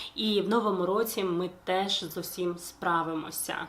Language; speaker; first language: Ukrainian; non-native, local second language; Russian